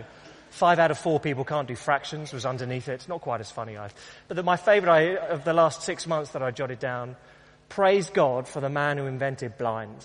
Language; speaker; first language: English; native; English